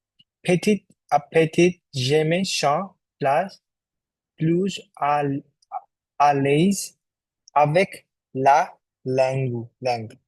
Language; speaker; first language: French; non-native, learner; Bangla